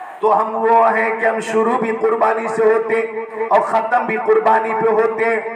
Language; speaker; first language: Urdu; native; Urdu